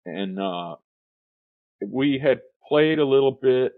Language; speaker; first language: English; native; English